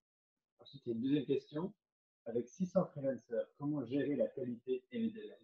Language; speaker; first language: French; native; French